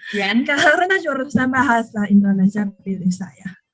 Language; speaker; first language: Indonesian; non-native, learner; Chinese